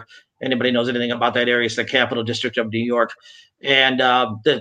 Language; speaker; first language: English; native; English